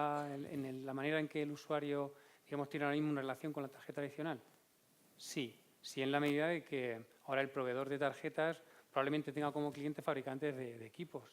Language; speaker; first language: Spanish; native; Spanish